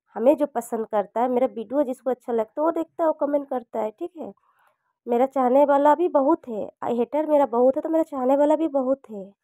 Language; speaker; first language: Hindi; non-native, local second language; Bangla